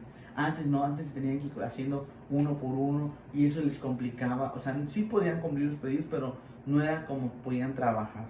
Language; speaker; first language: Spanish; native; Spanish